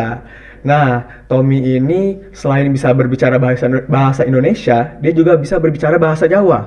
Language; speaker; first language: Indonesian; native; Indonesian